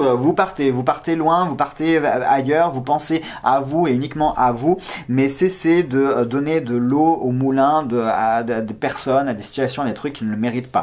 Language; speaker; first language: French; native; French